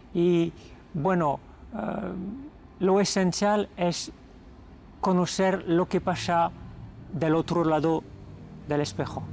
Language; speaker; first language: Spanish; non-native, fluent; French